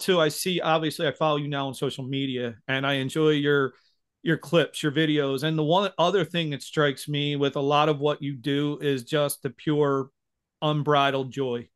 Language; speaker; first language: English; native; English